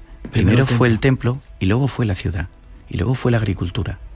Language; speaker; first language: Spanish; native; Spanish